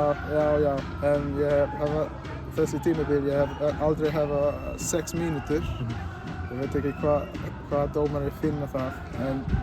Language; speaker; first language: Icelandic; non-native, learner; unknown